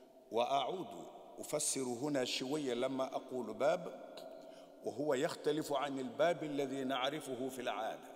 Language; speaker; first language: Arabic; non-native, fluent; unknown